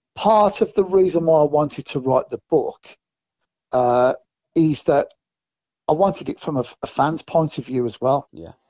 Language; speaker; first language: English; native; English